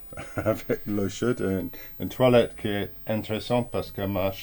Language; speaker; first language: French; non-native, fluent; English